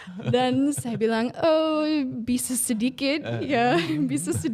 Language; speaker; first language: Indonesian; non-native, fluent; English